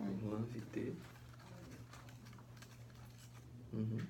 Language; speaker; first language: French; non-native, learner; Portuguese